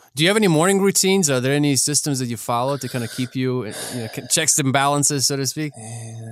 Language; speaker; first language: English; early bilingual, other home language; Ukrainian